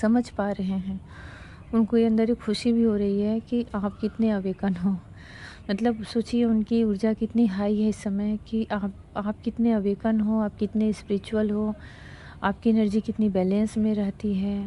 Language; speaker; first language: Hindi; native; Hindi